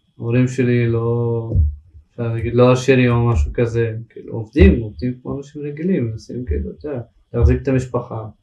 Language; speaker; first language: Hebrew; early bilingual, other home language; Ukrainian